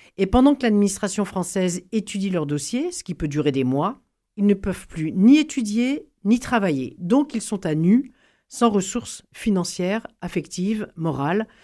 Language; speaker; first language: French; native; French